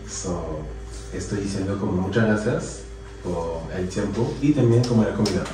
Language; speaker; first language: Spanish; non-native, learner; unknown